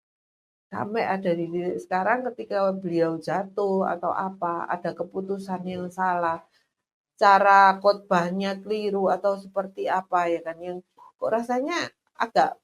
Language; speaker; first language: Indonesian; native; Indonesian